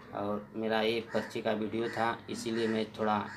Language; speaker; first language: Hindi; native; Hindi